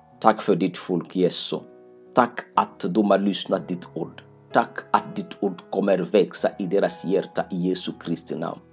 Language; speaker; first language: Swedish; non-native, fluent; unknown